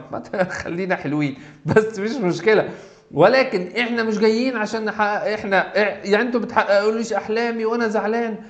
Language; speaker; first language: Arabic; native; Arabic